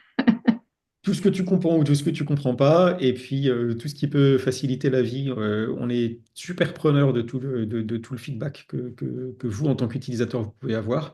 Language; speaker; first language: French; native; French